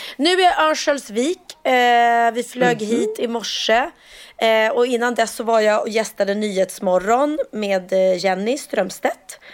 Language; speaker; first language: Swedish; native; Swedish